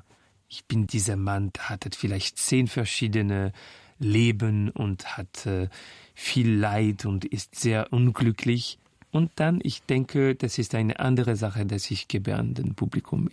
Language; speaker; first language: German; non-native, fluent; French